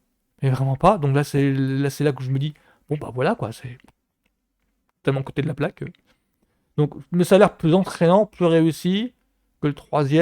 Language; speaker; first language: French; native; French